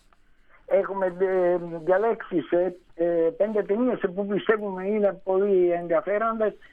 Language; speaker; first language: Greek; non-native, learner; Italian